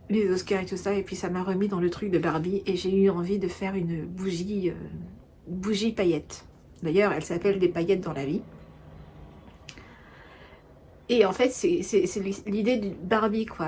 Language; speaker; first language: French; native; French